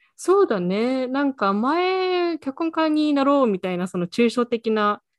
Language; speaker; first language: Japanese; early bilingual, heritage; Japanese